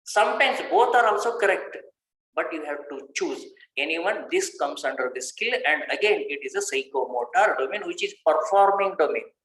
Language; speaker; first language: English; non-native, local second language; Kannada